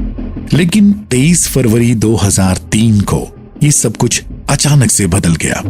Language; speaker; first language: Hindi; native; Hindi